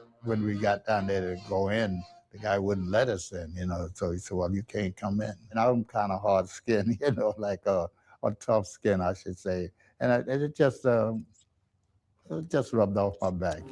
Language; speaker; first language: English; native; English